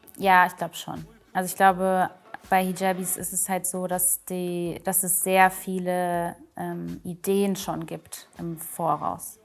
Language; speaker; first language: German; early bilingual, other home language; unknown